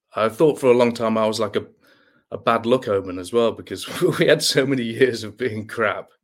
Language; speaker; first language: English; native; English